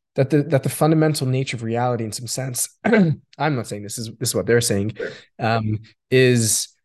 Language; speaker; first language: English; non-native, local second language; Yiddish